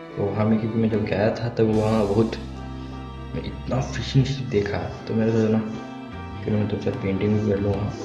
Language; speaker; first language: Hindi; non-native, local second language; Bangla